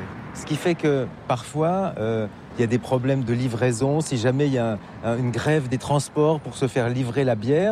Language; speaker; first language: French; native; French